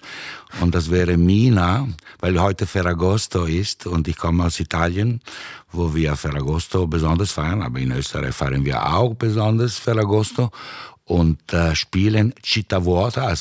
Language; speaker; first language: German; native; German